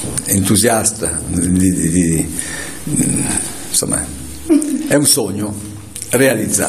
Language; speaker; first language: Italian; native; Italian